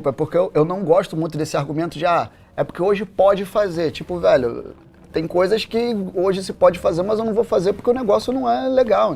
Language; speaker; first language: Portuguese; native; Portuguese